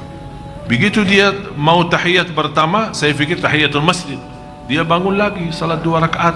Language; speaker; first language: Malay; non-native, fluent; Arabic